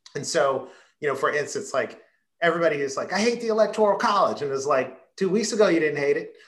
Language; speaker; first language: English; native; English